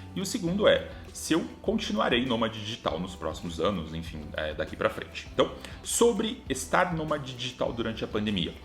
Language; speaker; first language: Portuguese; native; Portuguese